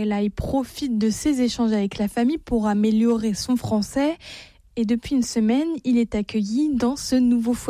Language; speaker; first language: French; native; French